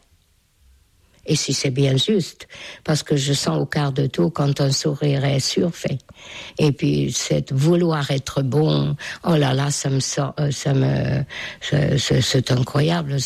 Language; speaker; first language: French; non-native, fluent; Hungarian